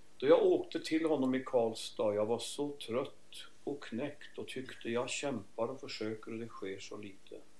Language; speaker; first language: Swedish; native; Swedish